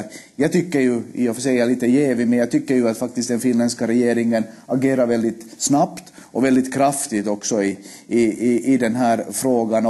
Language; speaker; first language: Swedish; native; Swedish